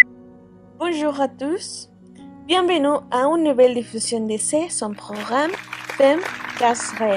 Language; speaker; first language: French; non-native, fluent; Spanish